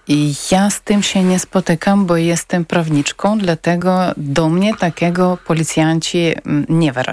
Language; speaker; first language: Polish; non-native, local second language; Ukrainian